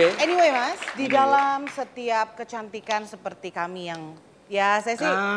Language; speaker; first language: Indonesian; native; Indonesian